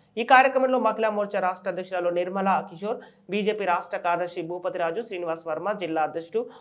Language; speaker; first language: Telugu; native; Telugu